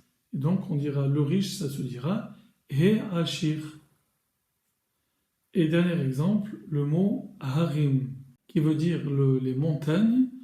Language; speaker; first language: French; native; French